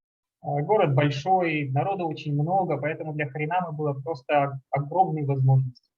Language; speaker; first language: Russian; native; Russian